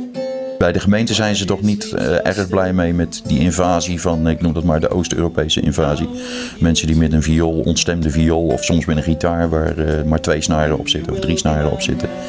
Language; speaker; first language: Dutch; native; Dutch